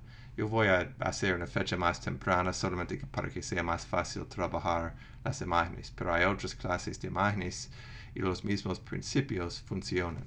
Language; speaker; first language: Spanish; non-native, fluent; English